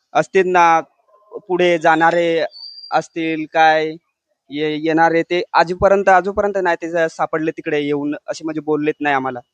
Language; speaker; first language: Marathi; non-native, local second language; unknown